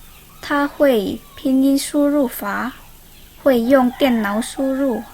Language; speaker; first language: Chinese; non-native, learner; Indonesian